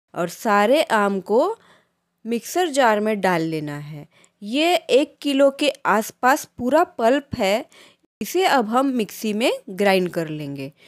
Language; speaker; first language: Hindi; non-native, local second language; Marathi